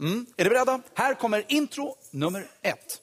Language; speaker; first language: Swedish; native; Swedish